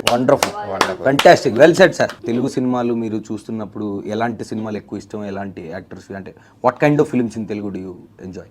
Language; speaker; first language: Telugu; native; Telugu